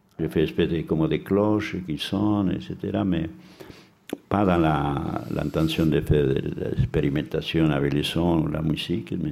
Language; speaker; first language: French; non-native, fluent; Spanish